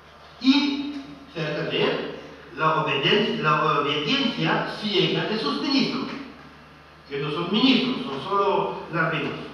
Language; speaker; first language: Spanish; non-native, fluent; French